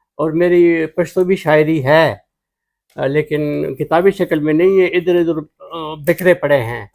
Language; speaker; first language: Urdu; non-native, local second language; Pashto